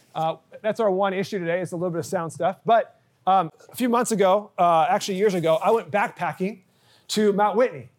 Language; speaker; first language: English; native; English